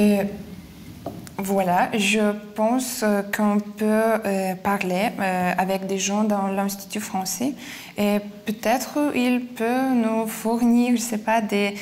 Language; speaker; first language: French; non-native, fluent; Lithuanian